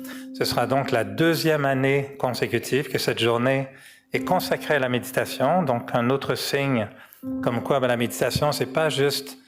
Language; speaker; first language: French; native; French